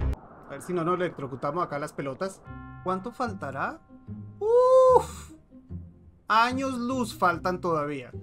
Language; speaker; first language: Spanish; native; Spanish